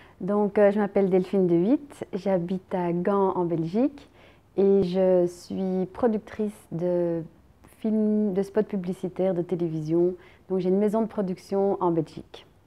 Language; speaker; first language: French; native; French